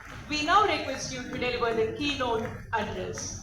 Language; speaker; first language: English; non-native, local second language; Tamil